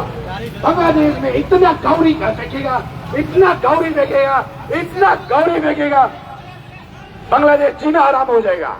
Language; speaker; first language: Hindi; non-native, local second language; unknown